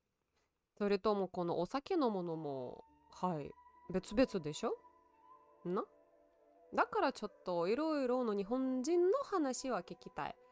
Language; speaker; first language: Japanese; non-native, learner; Russian